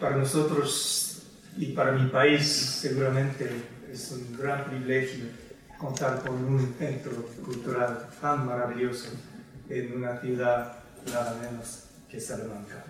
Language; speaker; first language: Spanish; non-native, fluent; Japanese